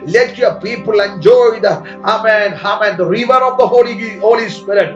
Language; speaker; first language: English; non-native, local second language; Malayalam